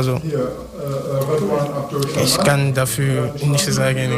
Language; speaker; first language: German; non-native, learner; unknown